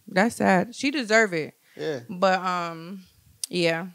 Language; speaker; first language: English; native; English